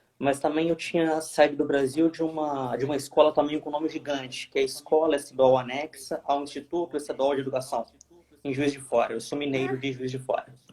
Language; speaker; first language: Portuguese; native; Portuguese